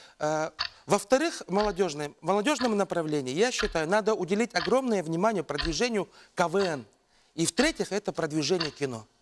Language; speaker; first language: Russian; non-native, local second language; Yakut